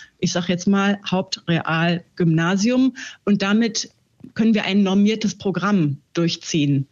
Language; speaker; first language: German; native; German